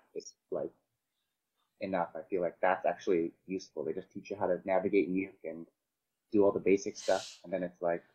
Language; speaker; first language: English; native; English